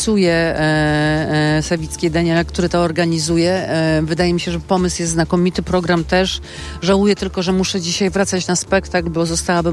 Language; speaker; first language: Polish; native; Polish